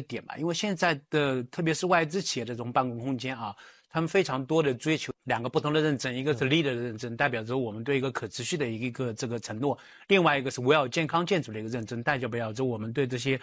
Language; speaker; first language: Chinese; native; Chinese